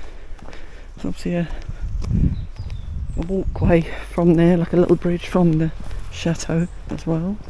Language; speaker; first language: English; native; English